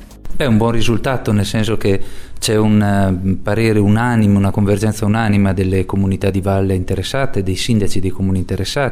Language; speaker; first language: Italian; native; Italian